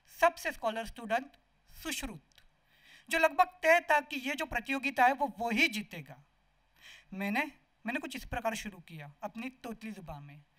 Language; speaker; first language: Hindi; non-native, local second language; Marathi